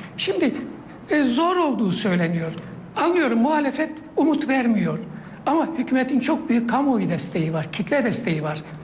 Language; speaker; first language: Turkish; non-native, local second language; Kurdish